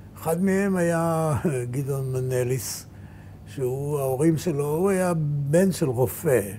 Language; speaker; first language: Hebrew; native; Hebrew